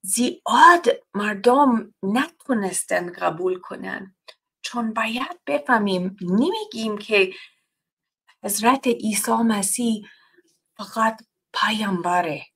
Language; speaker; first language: Persian; non-native, fluent; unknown